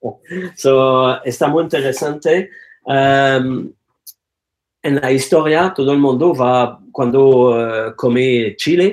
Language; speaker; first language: Spanish; non-native, learner; French